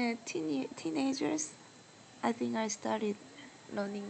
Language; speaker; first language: English; non-native, learner; Korean